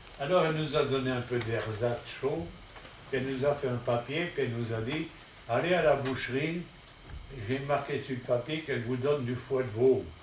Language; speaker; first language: French; native; French